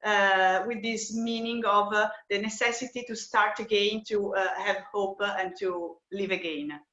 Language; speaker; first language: English; non-native, fluent; Italian